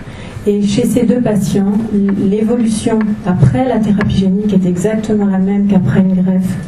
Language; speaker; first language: French; native; French